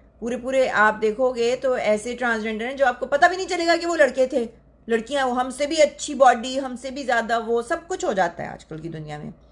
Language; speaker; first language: Urdu; native; Urdu